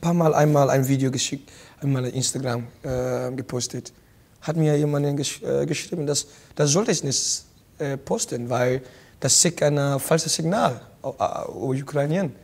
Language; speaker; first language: German; non-native, learner; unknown